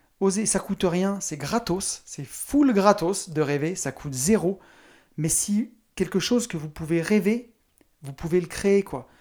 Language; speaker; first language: French; native; French